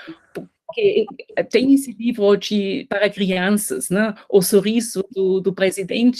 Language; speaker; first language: Portuguese; non-native, fluent; German